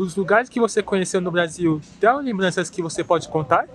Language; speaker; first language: Portuguese; native; Portuguese